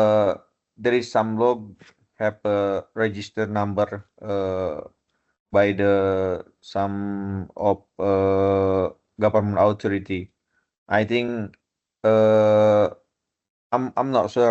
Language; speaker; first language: English; non-native, fluent; Indonesian